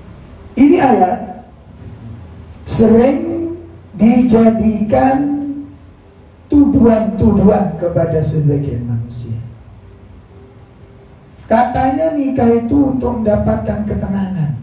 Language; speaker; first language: Indonesian; non-native, local second language; Javanese